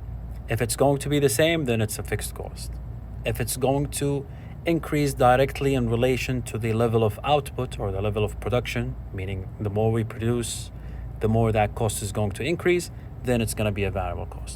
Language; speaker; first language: English; non-native, fluent; Arabic